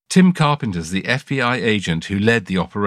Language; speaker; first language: English; native; English